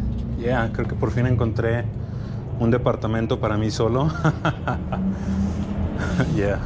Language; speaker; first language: Spanish; native; Spanish